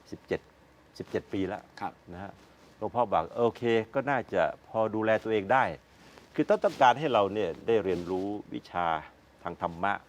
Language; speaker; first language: Thai; native; Thai